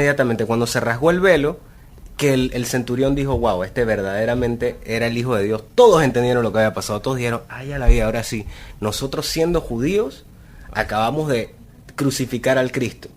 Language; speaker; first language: Spanish; native; Spanish